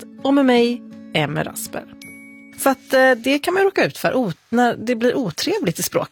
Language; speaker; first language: Swedish; native; Swedish